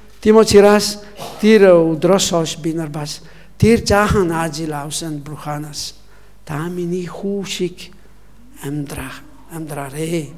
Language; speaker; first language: Mongolian; non-native, learner; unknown